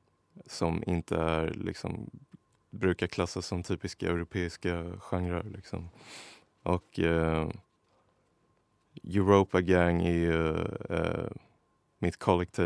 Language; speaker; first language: Swedish; native; Swedish